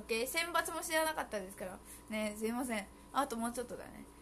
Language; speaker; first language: Japanese; early bilingual, heritage; Japanese